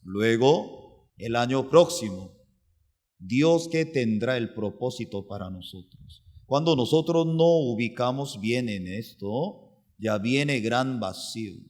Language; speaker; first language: Spanish; non-native, fluent; Korean